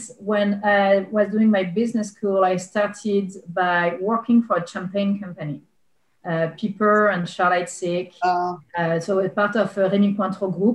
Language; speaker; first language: English; non-native, fluent; French